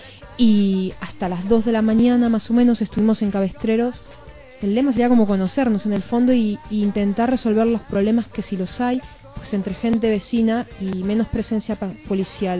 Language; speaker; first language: Spanish; native; Spanish